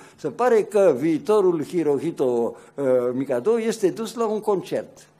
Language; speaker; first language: Romanian; native; Romanian